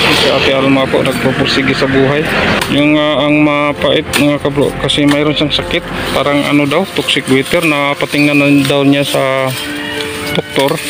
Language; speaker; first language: Filipino; non-native, local second language; Hiligaynon